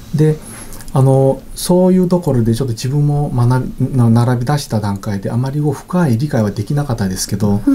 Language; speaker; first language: Japanese; non-native, fluent; Korean